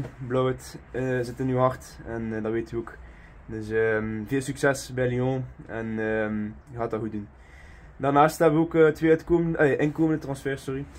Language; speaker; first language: Dutch; native; Dutch